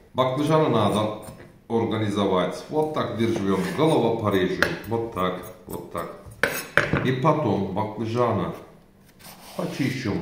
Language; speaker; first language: Russian; non-native, learner; Turkish